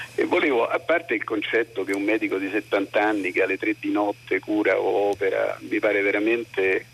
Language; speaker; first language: Italian; native; Italian